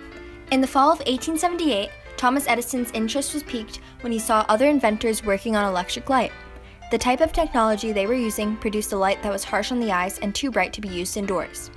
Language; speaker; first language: English; native; English